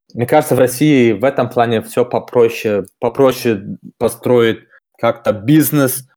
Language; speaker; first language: Russian; early bilingual, heritage; German